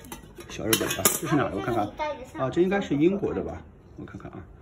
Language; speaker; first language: Chinese; native; Chinese